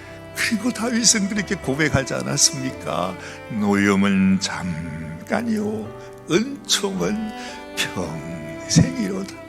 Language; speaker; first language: Korean; native; Korean